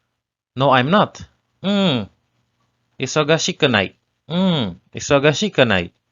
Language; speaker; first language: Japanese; non-native, learner; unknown